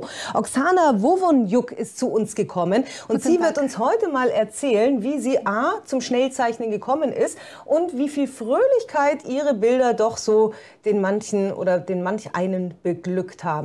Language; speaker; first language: German; native; German